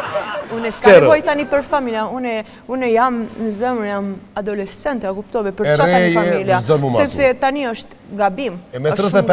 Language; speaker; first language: Albanian; early bilingual, heritage; Albanian